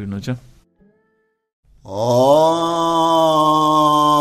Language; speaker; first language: Turkish; native; Turkish